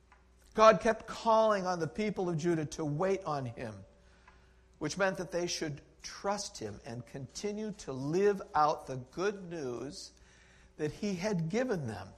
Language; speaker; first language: English; native; English